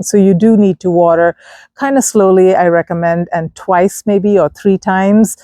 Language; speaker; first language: English; native; English